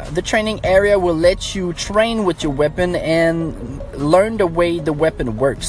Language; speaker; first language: English; non-native, fluent; French